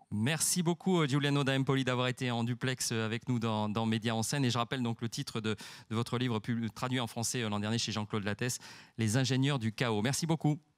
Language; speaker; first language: French; native; French